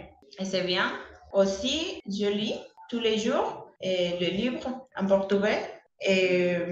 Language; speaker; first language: French; non-native, learner; Spanish